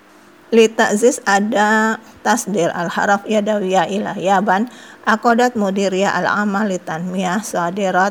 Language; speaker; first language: Arabic; non-native, fluent; Indonesian